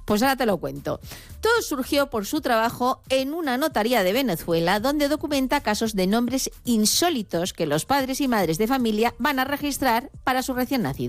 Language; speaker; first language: Spanish; native; Spanish